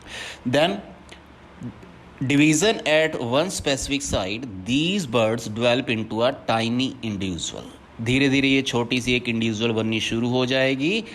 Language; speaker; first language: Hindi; native; Hindi